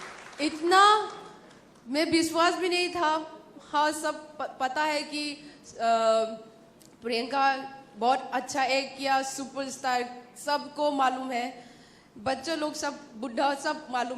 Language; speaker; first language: Hindi; non-native, local second language; Manipuri